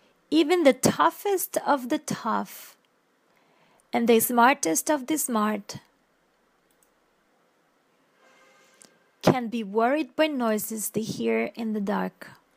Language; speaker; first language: English; non-native, fluent; Portuguese